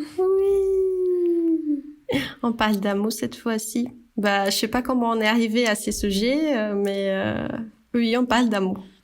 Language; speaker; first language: French; non-native, fluent; Portuguese